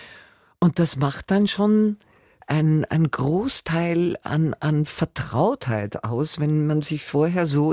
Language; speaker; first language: German; native; German